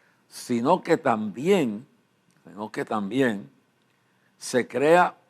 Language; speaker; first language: Spanish; native; Spanish